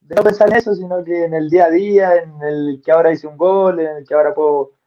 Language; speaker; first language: Spanish; native; Spanish